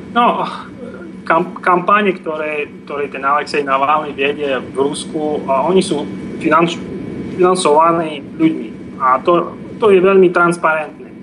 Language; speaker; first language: Slovak; non-native, fluent; Russian